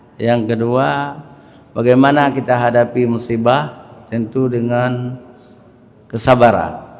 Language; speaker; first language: Malay; non-native, local second language; Achinese